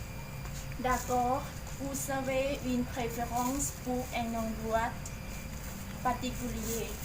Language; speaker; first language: French; non-native, learner; Lao